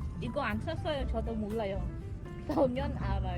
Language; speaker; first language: Korean; non-native, learner; Khmer